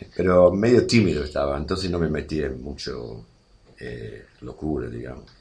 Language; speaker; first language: Spanish; non-native, fluent; English